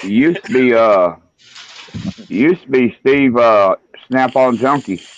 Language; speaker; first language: English; native; English